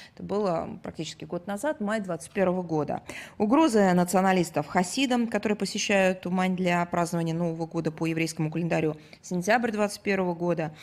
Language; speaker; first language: Russian; native; Russian